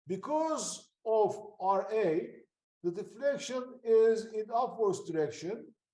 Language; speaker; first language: English; non-native, fluent; Turkish